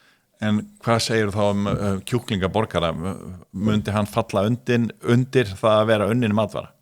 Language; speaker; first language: Icelandic; native; Icelandic